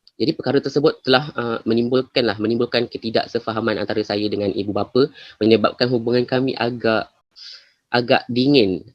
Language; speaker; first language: Malay; native; Malay